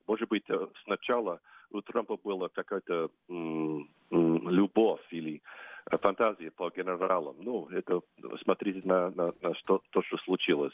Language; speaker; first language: Russian; non-native, fluent; English